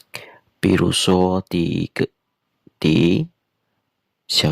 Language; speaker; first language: Chinese; non-native, fluent; Khmer